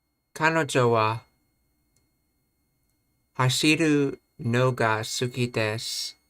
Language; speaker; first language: Japanese; non-native, learner; English